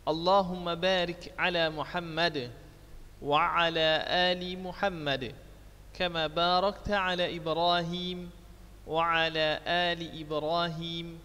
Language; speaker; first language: Arabic; non-native, fluent; Indonesian